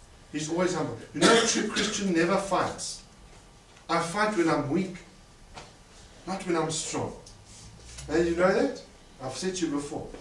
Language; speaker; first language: English; native; English